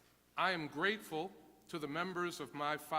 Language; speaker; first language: English; native; English